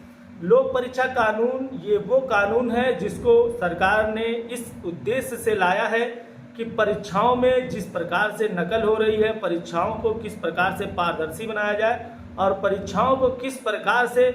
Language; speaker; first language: Hindi; native; Hindi